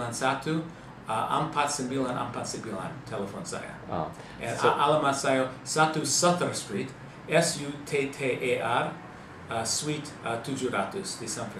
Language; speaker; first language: Indonesian; non-native, learner; English